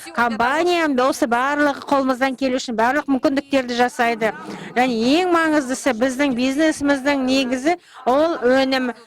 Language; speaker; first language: Kazakh; non-native, local second language; Russian